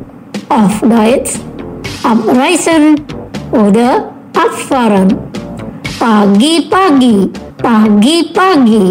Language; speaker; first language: German; non-native, learner; Indonesian